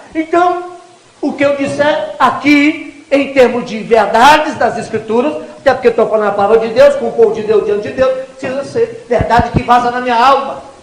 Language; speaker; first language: Portuguese; native; Portuguese